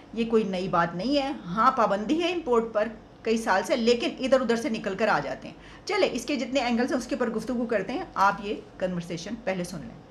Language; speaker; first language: Urdu; native; Urdu